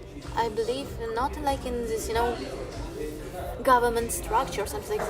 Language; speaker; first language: English; non-native, learner; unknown